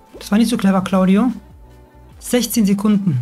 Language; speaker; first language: German; native; German